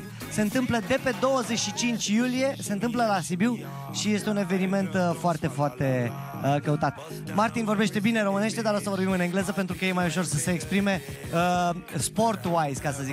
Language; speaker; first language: Romanian; native; Romanian